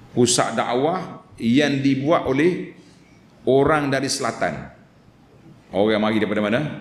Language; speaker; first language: Malay; native; Malay